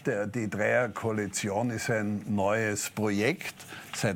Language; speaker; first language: German; native; German